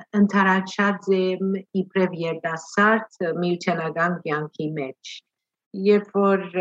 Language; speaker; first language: Armenian; early bilingual, heritage; Armenian